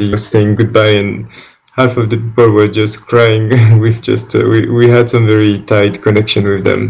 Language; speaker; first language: English; non-native, fluent; French